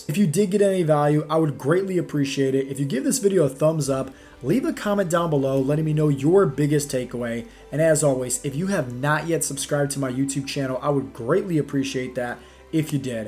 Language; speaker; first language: English; native; English